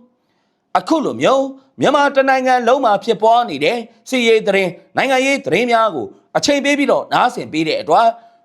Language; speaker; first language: Burmese; native; Burmese